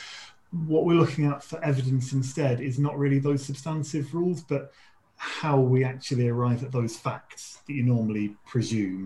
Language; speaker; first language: English; native; English